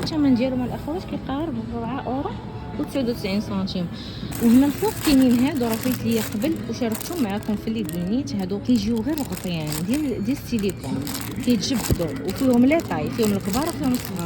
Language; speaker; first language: Arabic; native; Arabic